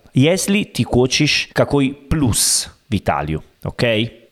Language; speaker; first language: Russian; non-native, learner; Italian